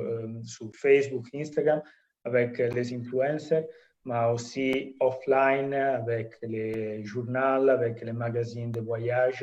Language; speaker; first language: French; non-native, fluent; Italian